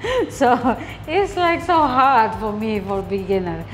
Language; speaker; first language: English; non-native, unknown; Indonesian